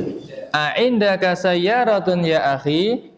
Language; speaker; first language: Arabic; non-native, fluent; Indonesian